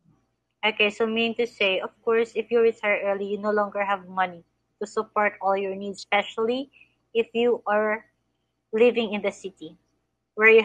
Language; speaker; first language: English; non-native, fluent; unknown